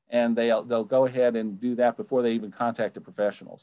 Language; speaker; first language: English; native; English